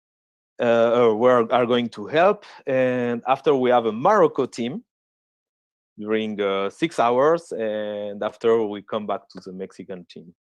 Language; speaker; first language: English; non-native, fluent; French